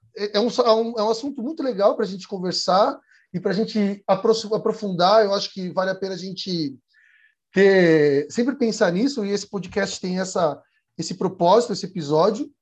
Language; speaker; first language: Portuguese; native; Portuguese